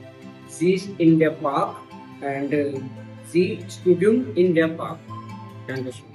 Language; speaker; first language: German; non-native, learner; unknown